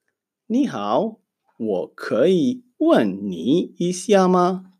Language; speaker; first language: Chinese; non-native, fluent; Hebrew